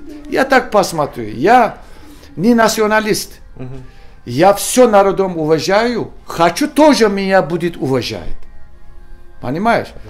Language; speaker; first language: Russian; non-native, learner; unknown